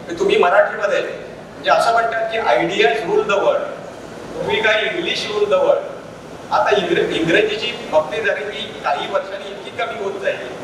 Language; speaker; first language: Marathi; native; Marathi